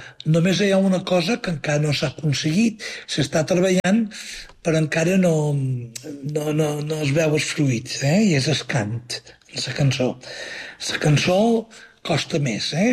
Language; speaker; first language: Catalan; native; Catalan